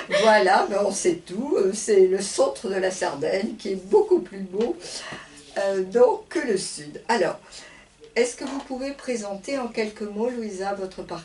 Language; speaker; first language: French; native; French